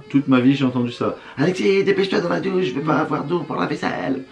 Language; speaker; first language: French; native; French